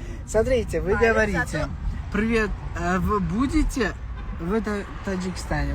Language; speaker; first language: Russian; non-native, learner; Uzbek